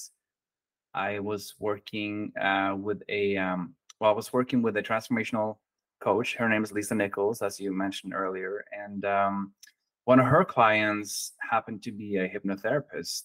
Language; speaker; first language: English; non-native, fluent; Norwegian